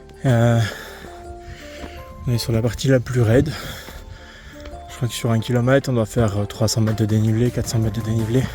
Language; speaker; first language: French; native; French